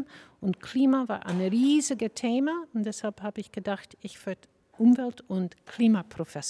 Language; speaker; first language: German; non-native, fluent; English